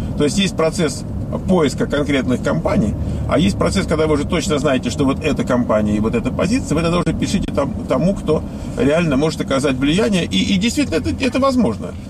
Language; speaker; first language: Russian; native; Russian